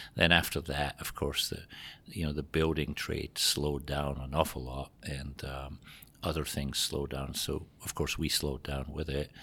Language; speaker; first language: English; native; English